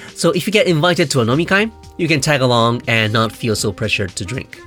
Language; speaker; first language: English; non-native, fluent; Japanese